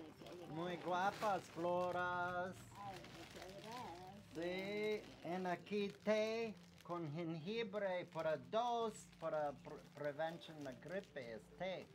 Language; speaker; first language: Spanish; non-native, learner; English